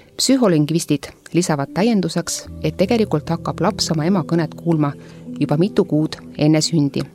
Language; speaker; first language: Estonian; native; Estonian